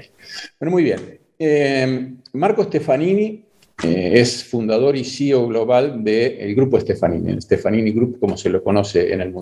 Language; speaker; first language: Spanish; native; Spanish